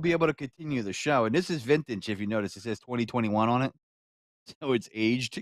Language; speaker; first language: English; native; English